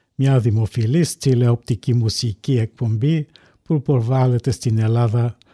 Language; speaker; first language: Greek; native; Greek